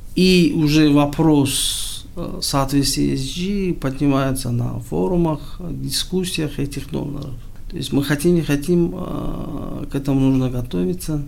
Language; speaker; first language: Russian; non-native, local second language; Tajik